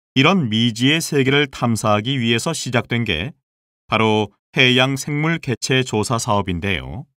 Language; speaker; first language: Korean; native; Korean